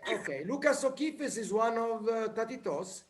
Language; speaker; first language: English; non-native, learner; Italian